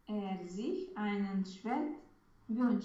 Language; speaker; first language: German; non-native, learner; Romanian